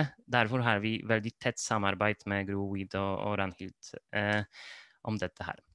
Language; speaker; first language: Norwegian; non-native, fluent; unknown